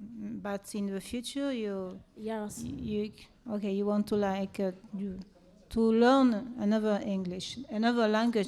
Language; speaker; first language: English; non-native, learner; French